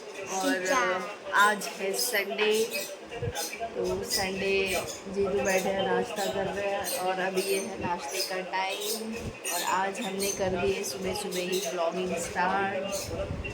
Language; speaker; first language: Hindi; native; Hindi